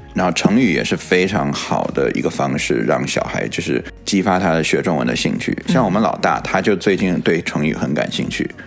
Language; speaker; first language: Chinese; early bilingual, other home language; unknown